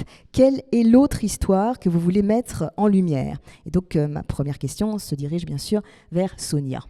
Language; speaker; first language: French; native; French